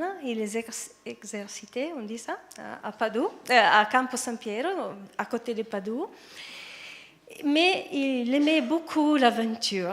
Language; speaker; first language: French; non-native, fluent; Italian